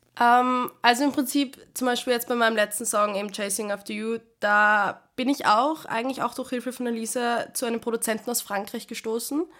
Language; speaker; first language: German; native; German